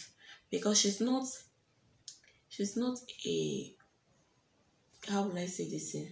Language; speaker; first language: English; non-native, local second language; French